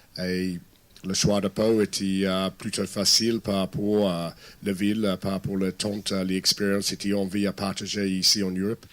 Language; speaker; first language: French; non-native, fluent; English